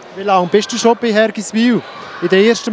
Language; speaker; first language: German; native; German